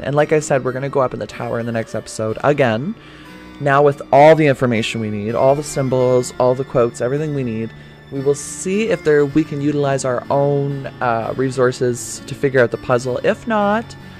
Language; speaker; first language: English; native; English